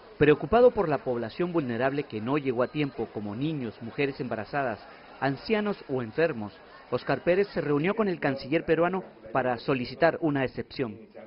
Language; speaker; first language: Spanish; native; Spanish